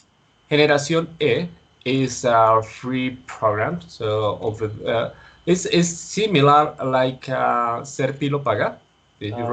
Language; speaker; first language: English; non-native, learner; Spanish